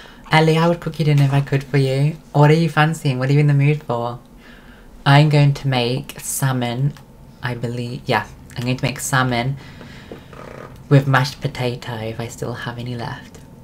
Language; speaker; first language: English; native; English